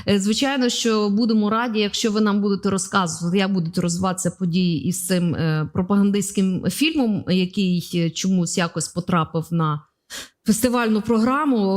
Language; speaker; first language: Ukrainian; native; Ukrainian